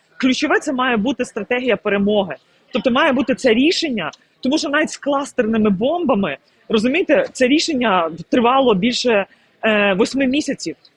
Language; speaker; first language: Ukrainian; native; Ukrainian